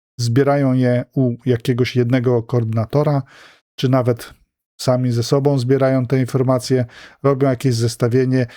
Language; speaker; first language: Polish; native; Polish